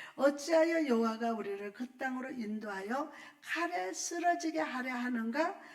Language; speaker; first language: Korean; native; Korean